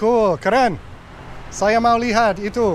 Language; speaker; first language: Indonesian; non-native, learner; English